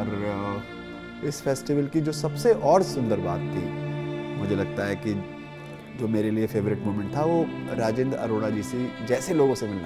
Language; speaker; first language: Hindi; native; Hindi